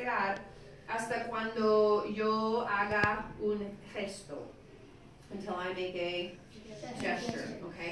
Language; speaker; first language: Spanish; non-native, fluent; English